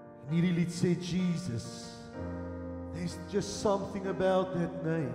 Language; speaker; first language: English; non-native, local second language; Afrikaans